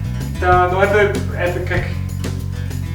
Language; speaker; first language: Russian; non-native, learner; English